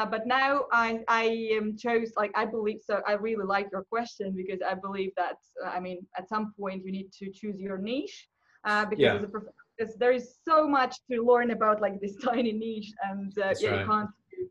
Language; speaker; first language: English; non-native, fluent; Russian